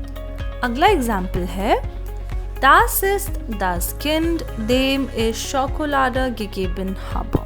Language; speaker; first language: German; non-native, fluent; Hindi